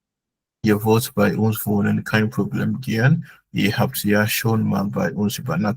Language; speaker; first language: German; non-native, fluent; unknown